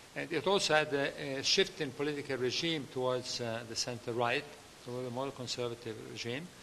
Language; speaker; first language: English; non-native, fluent; Italian